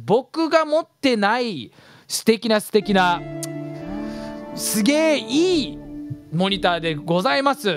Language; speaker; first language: Japanese; early bilingual, heritage; Japanese